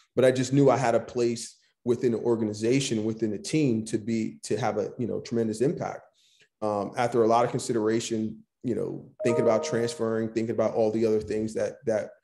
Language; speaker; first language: English; native; English